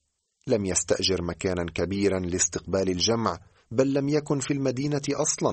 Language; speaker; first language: Arabic; native; Arabic